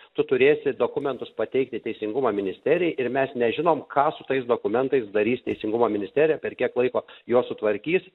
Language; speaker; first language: Lithuanian; native; Lithuanian